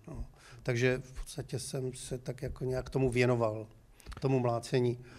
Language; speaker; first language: Czech; native; Czech